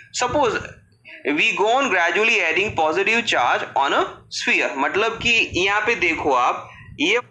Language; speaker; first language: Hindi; non-native, local second language; Gujarati